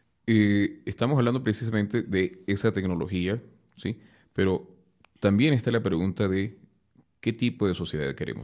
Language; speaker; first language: Spanish; native; Spanish